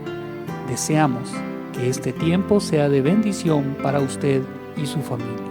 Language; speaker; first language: Spanish; native; Spanish